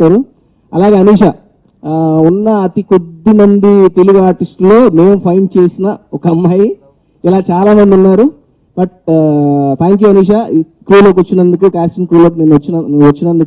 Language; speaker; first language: Telugu; native; Telugu